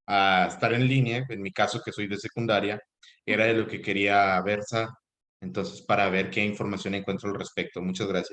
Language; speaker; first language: Spanish; native; Spanish